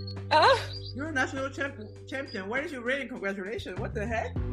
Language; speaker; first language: English; non-native, fluent; French